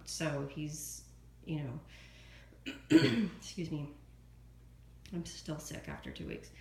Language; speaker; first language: English; native; English